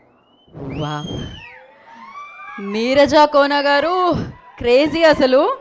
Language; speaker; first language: Telugu; native; Telugu